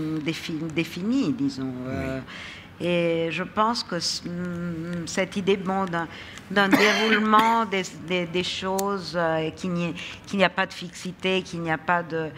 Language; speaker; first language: French; non-native, fluent; Italian